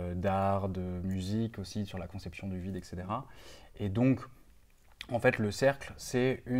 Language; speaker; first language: French; native; French